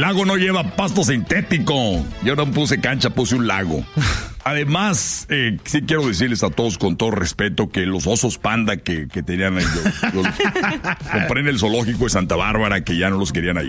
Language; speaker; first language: Spanish; native; Spanish